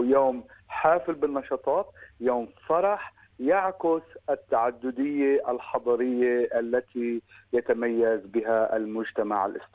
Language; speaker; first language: Arabic; native; Arabic